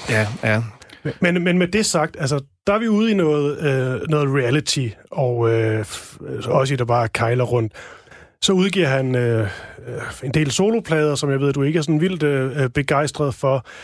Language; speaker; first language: Danish; native; Danish